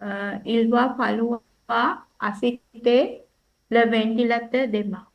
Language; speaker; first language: French; non-native, learner; Sinhala